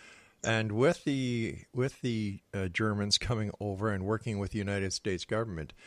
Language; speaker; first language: English; native; English